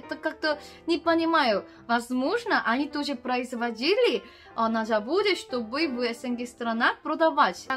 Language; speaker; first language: Russian; non-native, learner; Korean